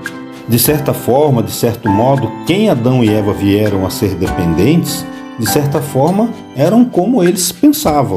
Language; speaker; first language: Portuguese; native; Portuguese